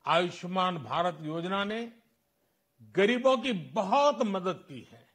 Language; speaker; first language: Hindi; non-native, local second language; Gujarati